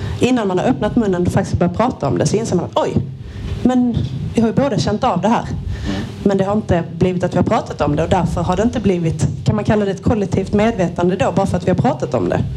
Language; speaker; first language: Swedish; native; Swedish